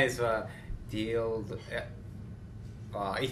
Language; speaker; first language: German; non-native, fluent; English